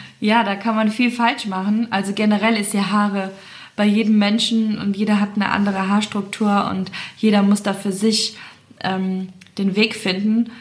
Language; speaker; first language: German; native; German